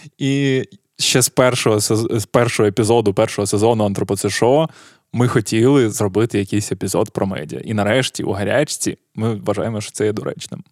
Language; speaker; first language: Ukrainian; native; Ukrainian